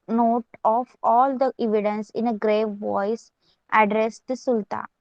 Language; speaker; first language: English; non-native, local second language; Marathi